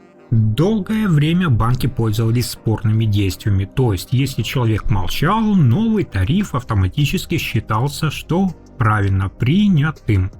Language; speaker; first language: Russian; native; Russian